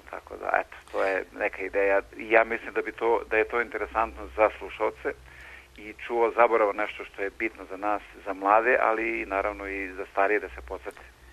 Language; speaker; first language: Serbian; native; Serbian